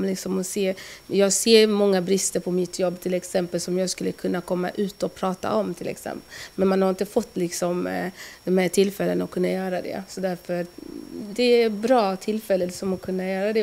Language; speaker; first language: Swedish; early bilingual, other home language; Lingala